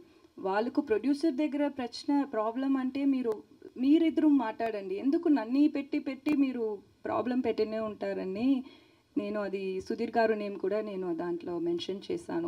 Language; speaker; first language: Telugu; non-native, learner; Tamil